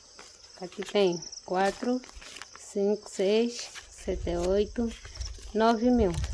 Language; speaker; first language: Portuguese; non-native, local second language; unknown